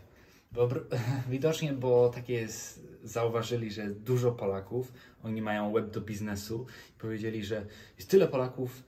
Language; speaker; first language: Polish; early bilingual, heritage; Polish